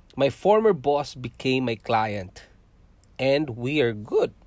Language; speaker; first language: English; non-native, local second language; Cebuano